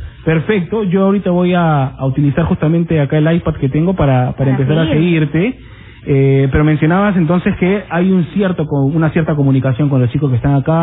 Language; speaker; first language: Spanish; native; Spanish